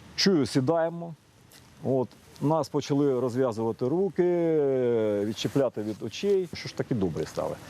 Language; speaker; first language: Ukrainian; native; Ukrainian